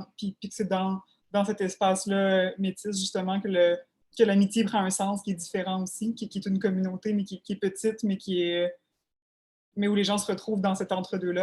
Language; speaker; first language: French; native; French